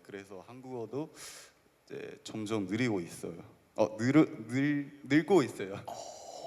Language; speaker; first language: Korean; non-native, learner; Chinese